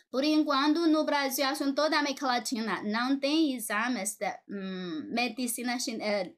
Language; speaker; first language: Portuguese; non-native, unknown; Chinese